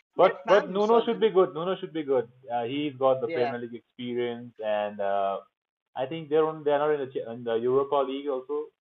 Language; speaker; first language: English; non-native, local second language; Nepali